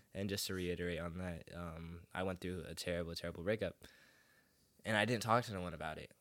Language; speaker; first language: English; early bilingual, other home language; Filipino